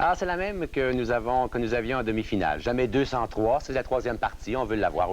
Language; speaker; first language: French; native; French